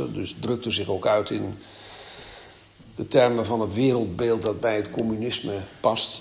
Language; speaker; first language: Dutch; native; Dutch